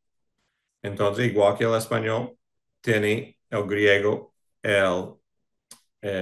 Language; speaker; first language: Spanish; non-native, fluent; English